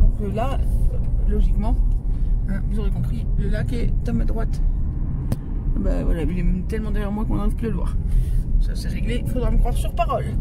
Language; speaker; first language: French; native; French